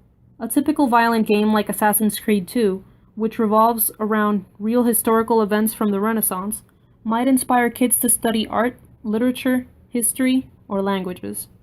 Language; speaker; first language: English; native; English